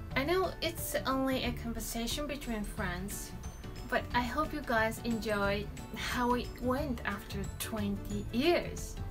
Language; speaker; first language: English; non-native, fluent; Japanese